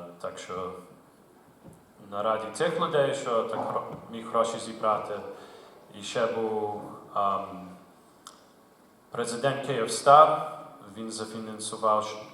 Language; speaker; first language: Ukrainian; early bilingual, heritage; Ukrainian